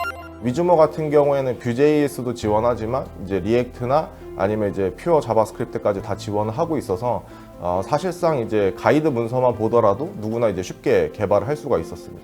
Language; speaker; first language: Korean; native; Korean